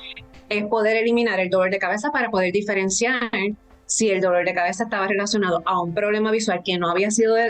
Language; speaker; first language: Spanish; native; Spanish